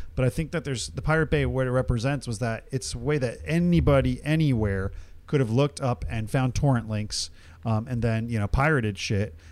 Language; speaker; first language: English; early bilingual, other home language; Hindi